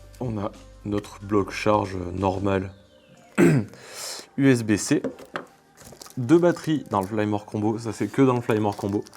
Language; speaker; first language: French; native; French